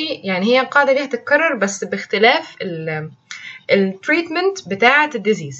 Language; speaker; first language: Arabic; native; Arabic